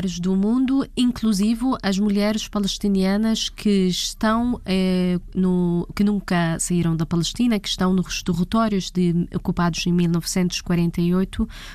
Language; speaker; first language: Portuguese; non-native, fluent; Arabic